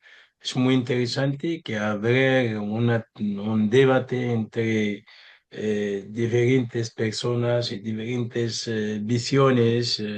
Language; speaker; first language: Spanish; non-native, learner; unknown